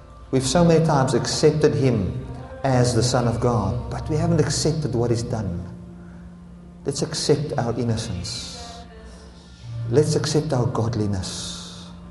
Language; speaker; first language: English; non-native, local second language; Afrikaans